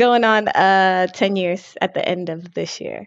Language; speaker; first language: English; native; English